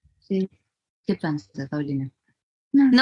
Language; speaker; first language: Spanish; early bilingual, heritage; Spanish